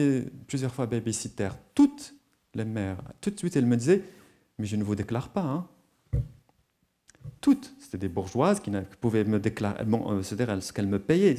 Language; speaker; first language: French; non-native, local second language; Arabic